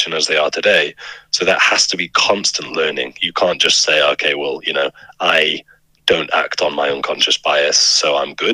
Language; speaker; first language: English; native; English